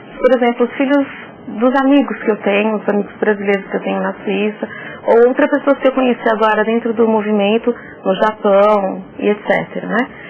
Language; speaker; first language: Portuguese; native; Portuguese